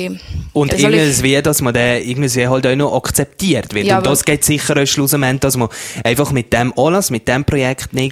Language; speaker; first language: German; native; German